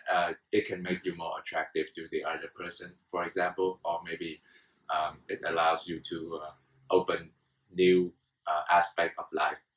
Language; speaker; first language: English; non-native, fluent; Vietnamese